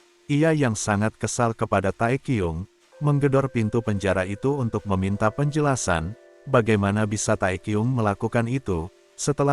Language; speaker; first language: Indonesian; native; Indonesian